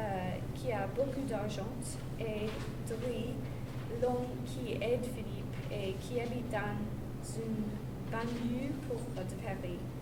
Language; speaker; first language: French; non-native, learner; English